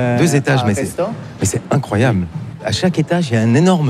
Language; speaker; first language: French; native; French